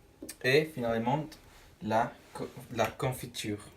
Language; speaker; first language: French; non-native, learner; Spanish